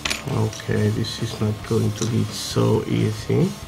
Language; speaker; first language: English; non-native, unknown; Portuguese